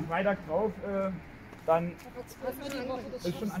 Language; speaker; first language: German; native; German